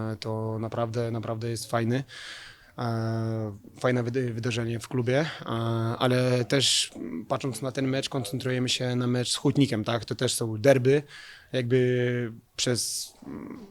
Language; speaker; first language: Polish; non-native, fluent; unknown